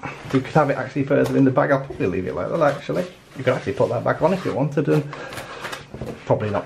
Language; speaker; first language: English; native; English